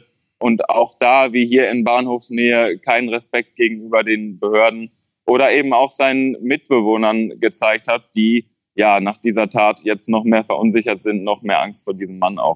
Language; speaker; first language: German; native; German